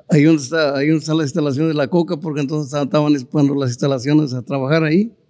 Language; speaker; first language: Spanish; native; Spanish